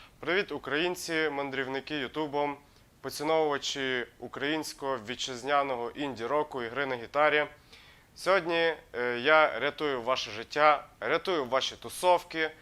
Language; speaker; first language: Ukrainian; native; Ukrainian